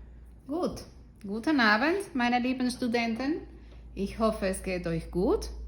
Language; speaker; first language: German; non-native, fluent; Spanish